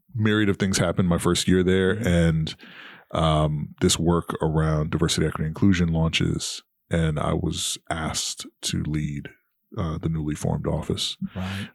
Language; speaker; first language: English; native; English